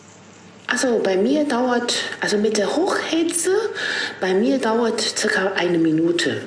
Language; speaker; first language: German; non-native, fluent; Chinese